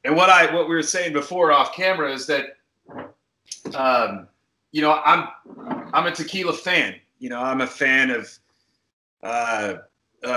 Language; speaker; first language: English; native; English